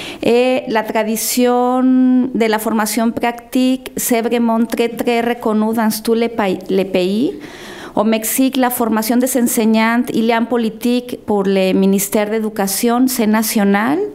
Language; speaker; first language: French; non-native, fluent; Spanish